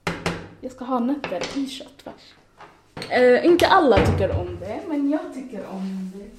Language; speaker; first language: Swedish; non-native, fluent; Arabic